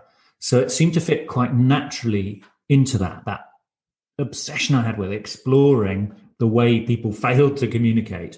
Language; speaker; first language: English; native; English